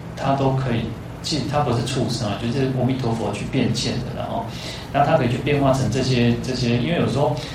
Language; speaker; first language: Chinese; non-native, local second language; Min Nan Chinese